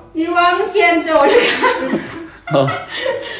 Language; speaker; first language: Chinese; non-native, fluent; Lao